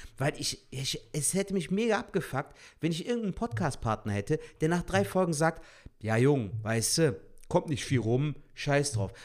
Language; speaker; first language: German; native; German